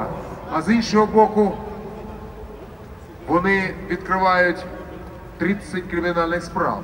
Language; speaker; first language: Ukrainian; non-native, local second language; Russian